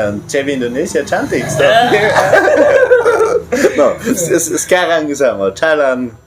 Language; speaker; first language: Indonesian; non-native, learner; German